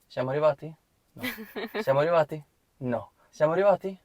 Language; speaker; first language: Italian; non-native, fluent; Ukrainian